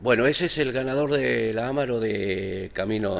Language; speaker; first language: Spanish; native; Spanish